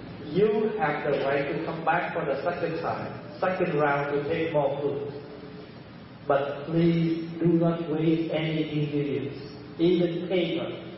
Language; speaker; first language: English; early bilingual, other home language; Vietnamese